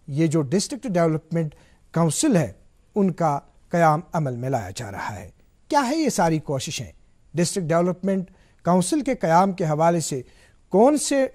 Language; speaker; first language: Hindi; non-native, local second language; Kashmiri